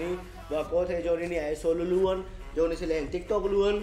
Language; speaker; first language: Vietnamese; non-native, learner; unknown